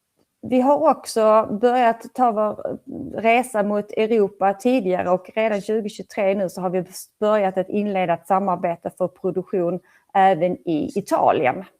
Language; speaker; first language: Swedish; native; Swedish